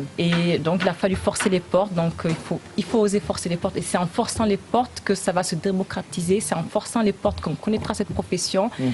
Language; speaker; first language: French; early bilingual, other home language; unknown